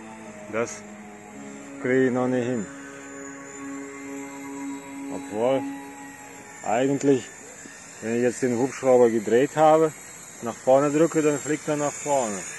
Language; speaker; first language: German; non-native, fluent; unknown